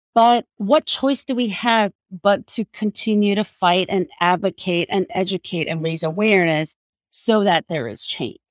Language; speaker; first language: English; non-native, fluent; Korean